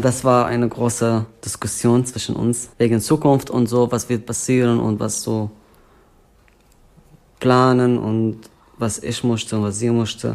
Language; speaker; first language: German; non-native, learner; Arabic